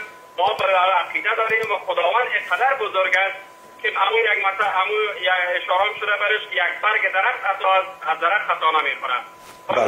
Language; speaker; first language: Persian; native; Persian